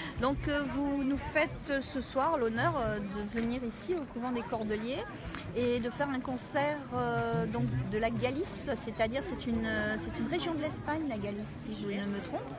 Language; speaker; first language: French; native; French